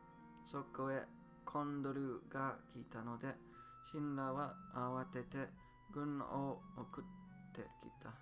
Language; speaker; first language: Japanese; non-native, learner; English